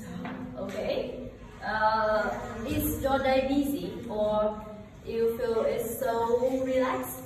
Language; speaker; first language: English; non-native, fluent; Vietnamese